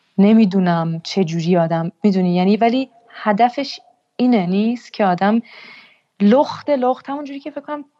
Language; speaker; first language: Persian; early bilingual, heritage; Persian